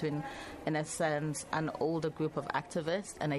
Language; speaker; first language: English; non-native, local second language; Akan